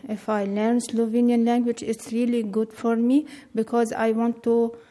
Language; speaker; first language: English; non-native, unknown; Arabic